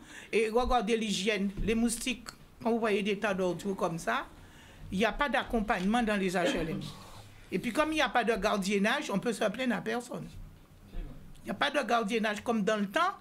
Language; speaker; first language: French; non-native, local second language; Guadeloupean Creole French